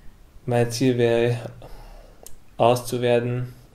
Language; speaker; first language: German; non-native, local second language; Arabic